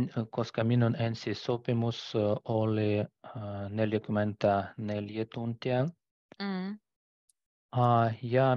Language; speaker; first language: Finnish; non-native, learner; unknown